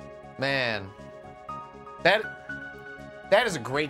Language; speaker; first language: English; native; English